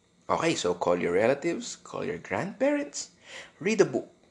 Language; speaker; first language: English; non-native, local second language; Filipino